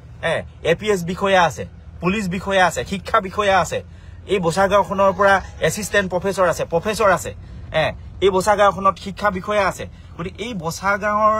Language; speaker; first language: Assamese; native; Assamese